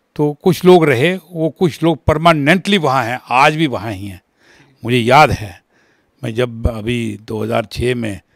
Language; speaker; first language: Hindi; non-native, local second language; Kashmiri